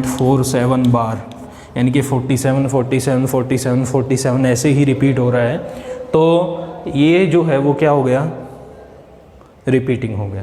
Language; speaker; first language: Hindi; native; Hindi